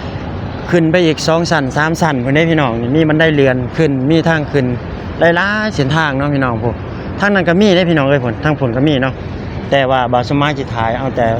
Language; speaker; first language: Thai; non-native, local second language; Lao